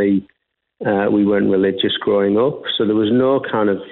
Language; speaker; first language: English; native; English